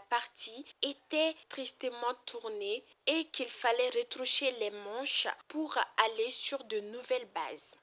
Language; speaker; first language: French; non-native, local second language; Bambara